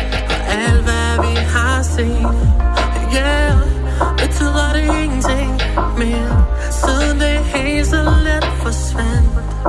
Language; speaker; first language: Danish; native; Danish